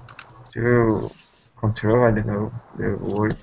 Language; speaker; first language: English; non-native, learner; Portuguese